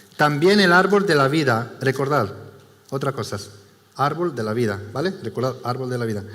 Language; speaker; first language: Spanish; non-native, fluent; Romanian